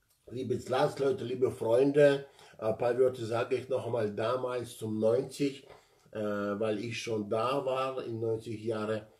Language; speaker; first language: German; non-native, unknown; Russian